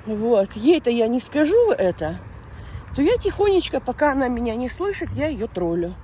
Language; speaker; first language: Russian; native; Russian